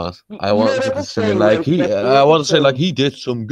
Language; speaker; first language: English; non-native, fluent; Dutch